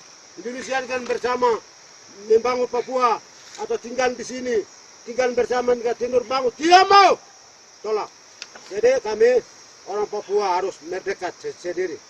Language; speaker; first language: Indonesian; non-native, local second language; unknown